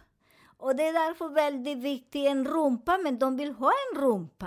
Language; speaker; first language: Swedish; non-native, learner; Spanish